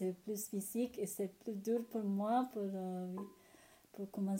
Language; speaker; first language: French; non-native, learner; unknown